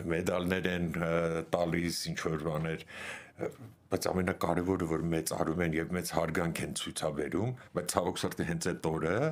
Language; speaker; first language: Armenian; native; Armenian